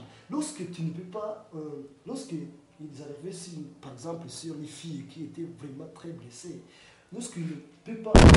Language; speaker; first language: French; non-native, learner; Kinyarwanda